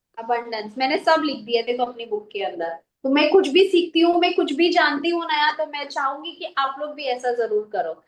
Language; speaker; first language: Hindi; native; Hindi